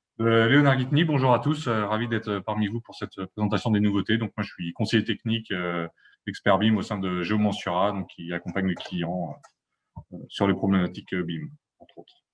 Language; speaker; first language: French; native; French